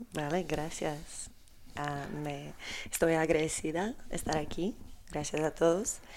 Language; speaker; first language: Spanish; non-native, learner; Polish